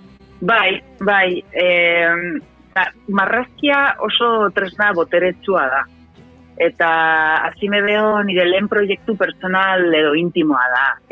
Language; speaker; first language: Basque; non-native, local second language; Spanish